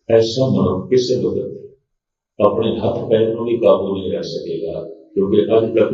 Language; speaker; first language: Urdu; non-native, local second language; Punjabi